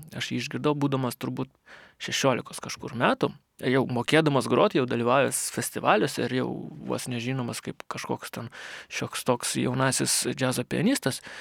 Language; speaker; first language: Lithuanian; non-native, local second language; Russian